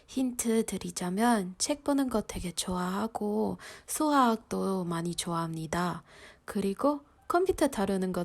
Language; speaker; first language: Korean; non-native, fluent; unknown